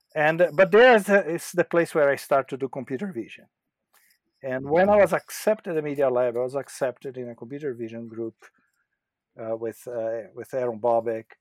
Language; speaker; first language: English; non-native, fluent; Portuguese